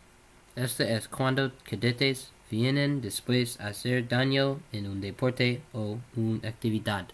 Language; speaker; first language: Spanish; non-native, learner; English